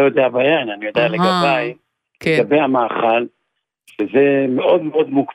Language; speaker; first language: Hebrew; native; Hebrew